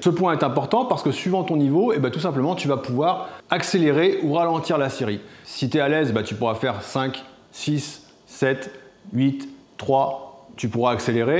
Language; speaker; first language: French; native; French